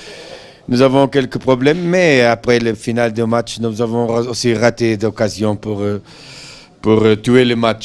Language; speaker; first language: French; non-native, fluent; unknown